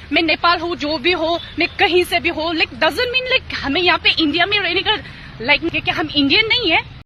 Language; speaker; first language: Hindi; non-native, local second language; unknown